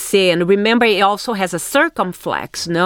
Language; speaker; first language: English; non-native, fluent; Portuguese